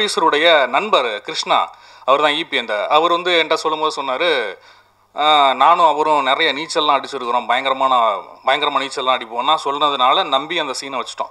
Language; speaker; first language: Tamil; native; Tamil